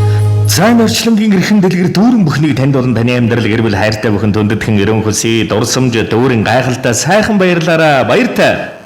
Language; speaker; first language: Mongolian; native; Mongolian